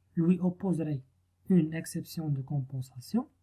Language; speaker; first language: French; non-native, local second language; Arabic